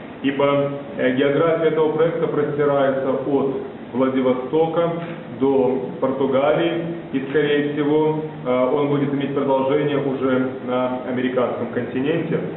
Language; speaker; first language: Russian; native; Russian